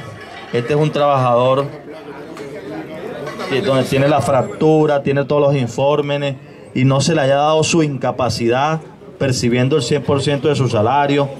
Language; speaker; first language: Spanish; native; Spanish